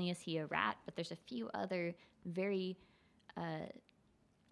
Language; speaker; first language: English; native; English